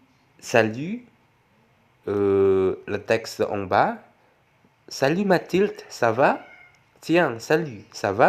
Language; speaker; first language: French; non-native, fluent; Javanese